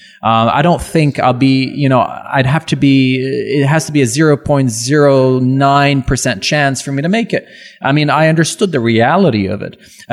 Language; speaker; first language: English; non-native, fluent; French